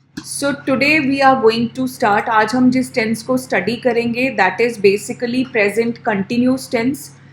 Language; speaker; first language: Hindi; native; Hindi